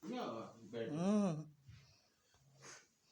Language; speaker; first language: English; non-native, learner; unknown